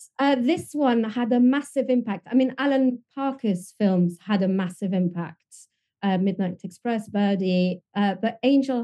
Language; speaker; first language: English; non-native, fluent; French